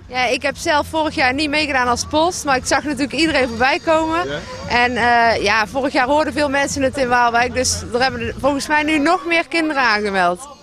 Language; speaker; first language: Dutch; native; Dutch